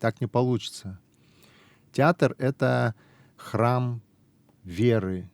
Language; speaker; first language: Russian; non-native, local second language; Abkhazian